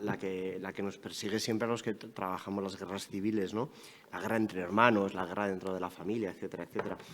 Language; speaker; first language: Spanish; native; Spanish